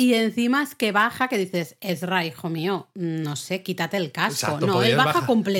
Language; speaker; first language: Spanish; native; Spanish